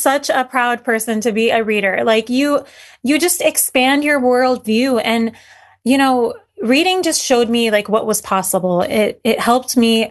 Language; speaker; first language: English; early bilingual, other home language; Arabic